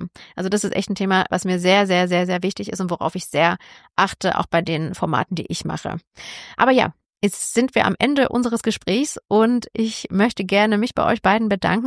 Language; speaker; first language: German; native; German